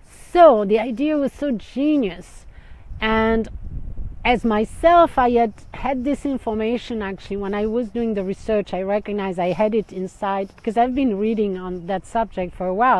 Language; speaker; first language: English; non-native, fluent; French